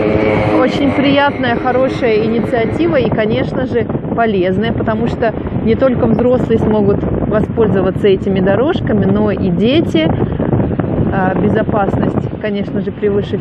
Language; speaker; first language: Russian; native; Russian